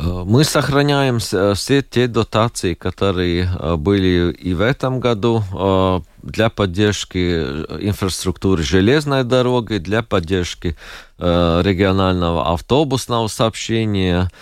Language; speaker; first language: Russian; non-native, local second language; Latvian